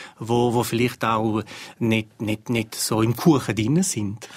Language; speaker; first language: German; non-native, local second language; Romansh